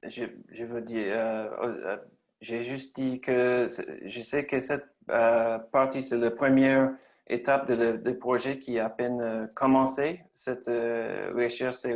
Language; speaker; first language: French; non-native, learner; English